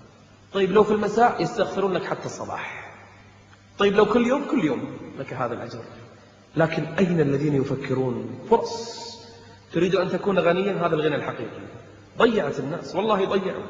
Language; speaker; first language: Arabic; native; Arabic